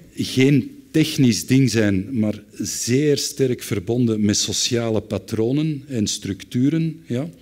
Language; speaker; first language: Dutch; native; Dutch